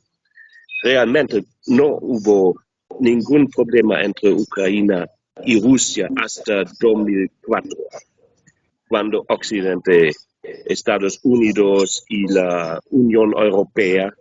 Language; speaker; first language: Spanish; non-native, learner; German